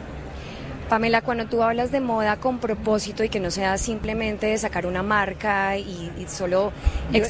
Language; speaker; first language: Spanish; native; Spanish